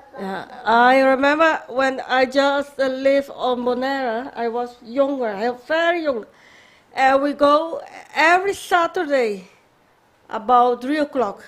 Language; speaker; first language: English; non-native, learner; Papiamento